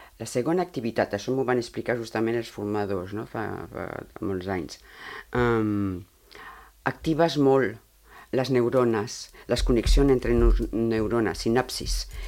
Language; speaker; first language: Catalan; early bilingual, heritage; Catalan